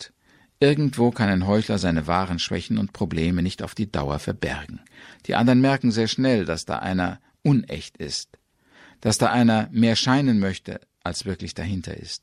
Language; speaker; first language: German; native; German